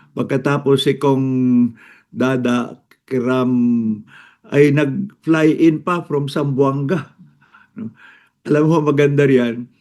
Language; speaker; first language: Filipino; native; Filipino